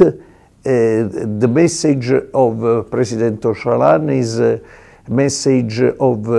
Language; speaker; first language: English; non-native, learner; Italian